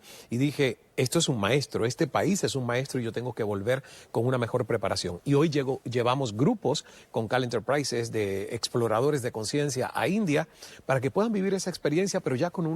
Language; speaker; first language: Spanish; native; Spanish